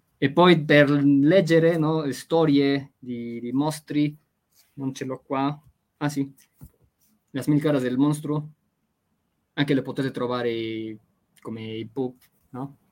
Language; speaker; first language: Italian; non-native, fluent; Spanish